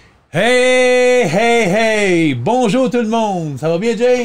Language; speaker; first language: French; native; French